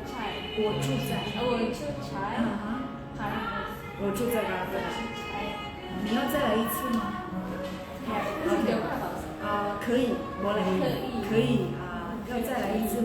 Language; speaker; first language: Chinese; non-native, fluent; Indonesian